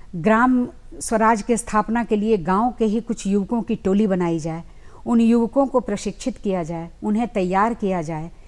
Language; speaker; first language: Hindi; native; Hindi